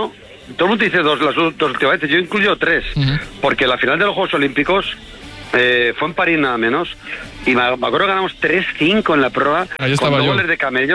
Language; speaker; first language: Spanish; native; Spanish